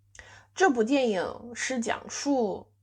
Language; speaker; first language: Chinese; non-native, fluent; English